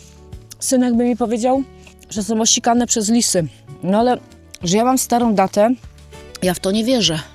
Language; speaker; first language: Polish; native; Polish